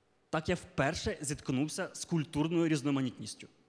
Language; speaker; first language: Ukrainian; native; Ukrainian